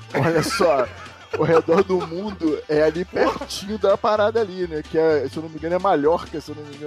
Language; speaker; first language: Portuguese; native; Portuguese